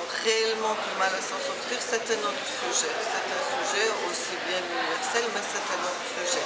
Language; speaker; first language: French; non-native, fluent; Georgian